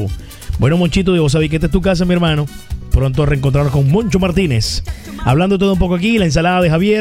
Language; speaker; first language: Spanish; native; Spanish